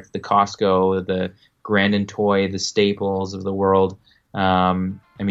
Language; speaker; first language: English; native; English